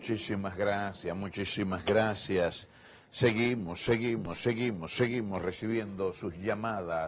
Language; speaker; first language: Spanish; native; Spanish